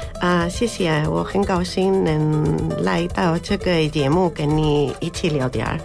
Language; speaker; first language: Chinese; non-native, learner; Spanish